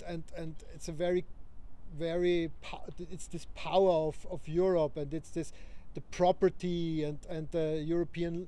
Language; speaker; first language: English; non-native, fluent; German